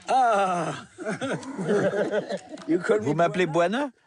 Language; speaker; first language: French; native; French